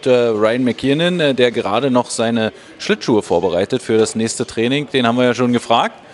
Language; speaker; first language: German; native; German